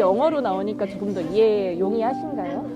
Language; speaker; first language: Korean; native; Korean